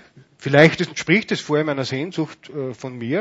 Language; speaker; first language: German; native; German